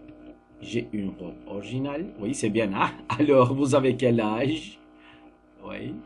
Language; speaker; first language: French; non-native, fluent; Turkish